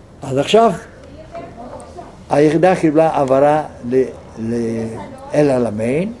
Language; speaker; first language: Hebrew; non-native, fluent; Yiddish